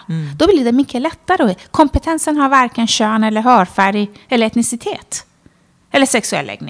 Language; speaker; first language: Swedish; non-native, fluent; Persian